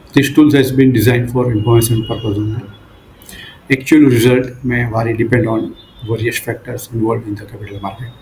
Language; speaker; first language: English; non-native, local second language; Gujarati